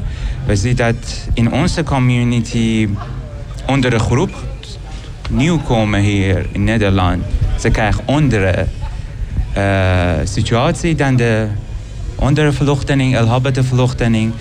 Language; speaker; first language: Dutch; non-native, learner; Persian